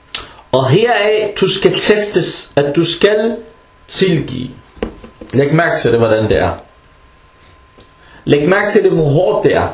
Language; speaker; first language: Danish; early bilingual, other home language; Arabic